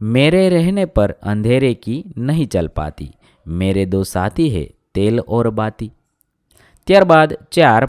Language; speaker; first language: Hindi; non-native, local second language; Gujarati